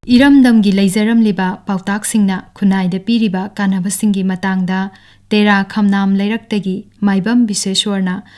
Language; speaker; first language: Manipuri; native; Manipuri